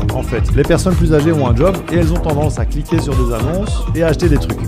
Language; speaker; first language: French; native; French